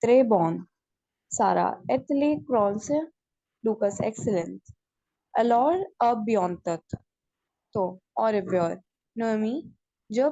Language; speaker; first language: French; non-native, learner; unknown